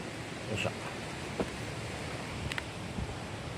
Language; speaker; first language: Japanese; native; Japanese